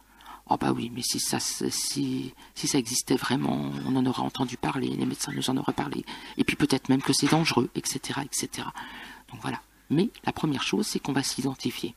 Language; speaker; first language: French; native; French